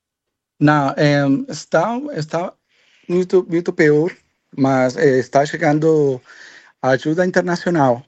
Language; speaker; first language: Portuguese; non-native, learner; Spanish